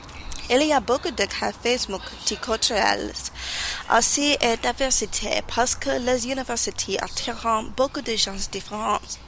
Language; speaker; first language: French; non-native, learner; English